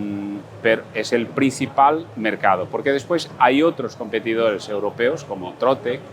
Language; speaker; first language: Spanish; non-native, fluent; Portuguese